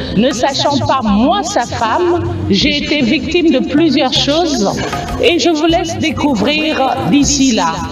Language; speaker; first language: French; non-native, local second language; Lingala